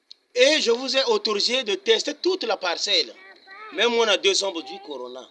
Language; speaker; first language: French; non-native, local second language; Lingala